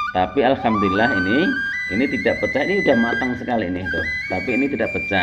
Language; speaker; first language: Indonesian; native; Indonesian